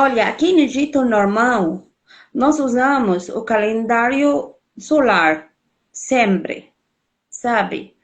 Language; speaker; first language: Portuguese; non-native, fluent; Arabic